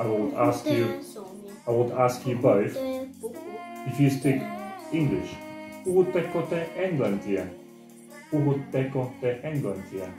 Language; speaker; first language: English; non-native, fluent; Russian